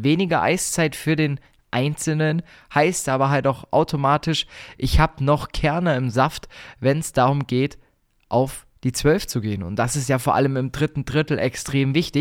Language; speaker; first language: German; native; German